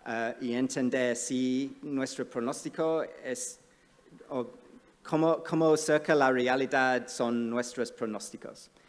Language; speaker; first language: Spanish; non-native, fluent; English